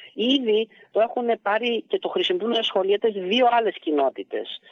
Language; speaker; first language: Greek; early bilingual, heritage; Greek